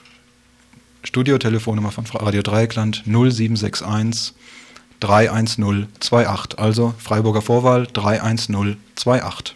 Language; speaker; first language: German; native; German